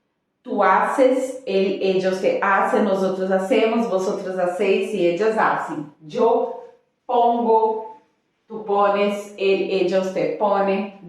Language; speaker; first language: Spanish; non-native, fluent; Portuguese